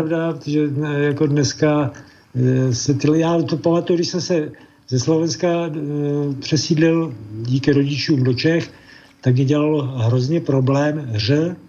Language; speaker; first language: Czech; early bilingual, other home language; Slovak